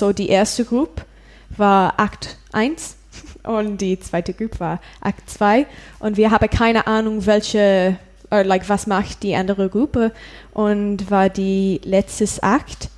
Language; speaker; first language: German; non-native, learner; English